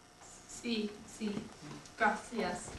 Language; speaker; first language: Spanish; non-native, learner; English